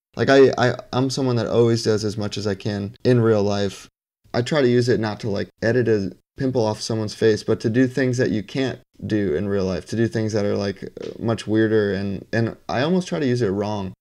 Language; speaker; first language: English; native; English